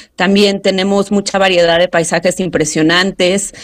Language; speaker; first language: Spanish; native; Spanish